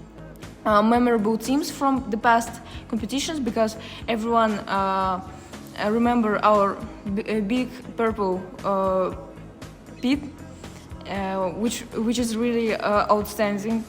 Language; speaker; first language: English; non-native, fluent; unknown